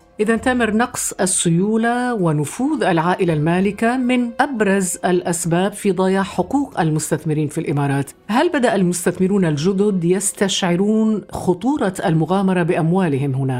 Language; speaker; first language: Arabic; native; Arabic